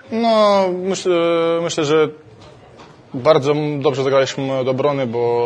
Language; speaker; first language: Polish; non-native, fluent; Russian